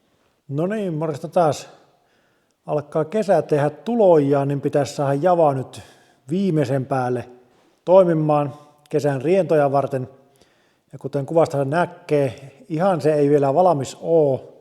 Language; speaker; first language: Finnish; native; Finnish